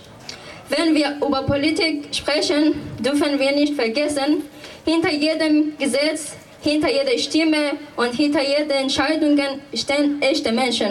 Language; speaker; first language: German; non-native, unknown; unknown